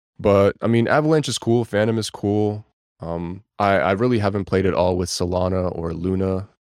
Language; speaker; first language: English; early bilingual, other home language; Bulgarian